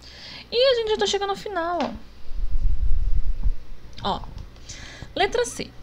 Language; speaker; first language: Portuguese; native; Portuguese